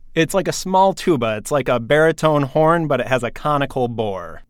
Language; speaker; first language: English; native; English